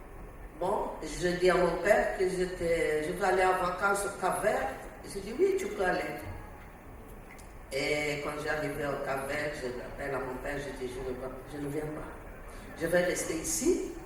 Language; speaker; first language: French; non-native, learner; Portuguese